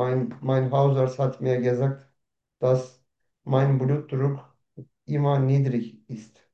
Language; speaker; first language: German; non-native, learner; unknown